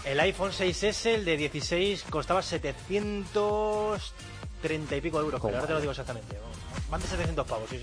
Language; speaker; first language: Spanish; native; Spanish